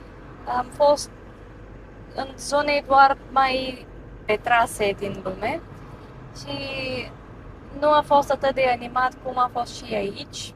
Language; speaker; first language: Romanian; non-native, fluent; Bulgarian